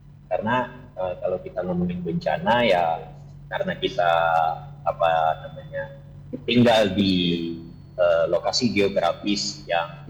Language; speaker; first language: Indonesian; non-native, local second language; Achinese